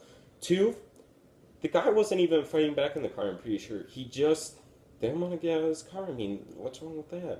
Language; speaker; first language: English; native; English